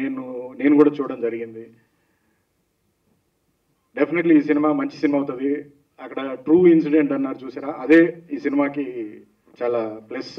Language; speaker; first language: Telugu; native; Telugu